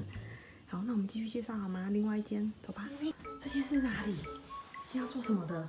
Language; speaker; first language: Chinese; native; Chinese